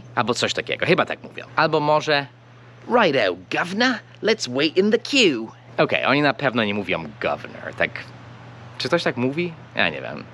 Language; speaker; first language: Polish; non-native, fluent; English